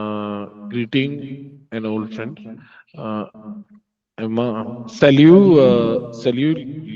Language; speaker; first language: English; non-native, local second language; Hindi